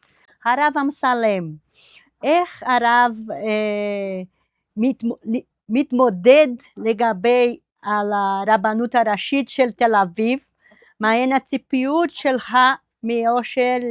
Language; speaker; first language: Hebrew; non-native, fluent; Portuguese